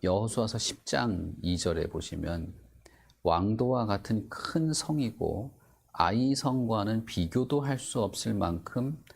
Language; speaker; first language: Korean; native; Korean